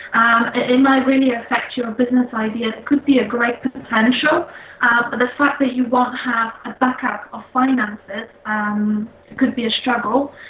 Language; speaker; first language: English; non-native, fluent; Polish